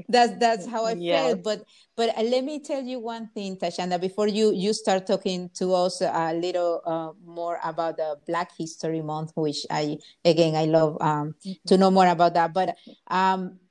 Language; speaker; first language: English; non-native, fluent; Spanish